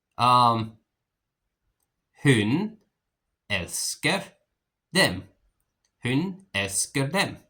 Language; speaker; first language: Norwegian; non-native, learner; English